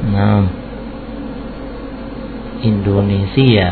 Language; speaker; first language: Arabic; non-native, fluent; Indonesian